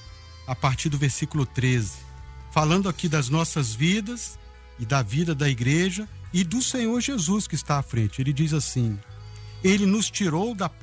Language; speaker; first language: Portuguese; native; Portuguese